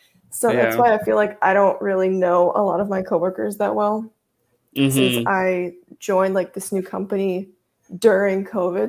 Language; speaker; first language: English; early bilingual, other home language; Russian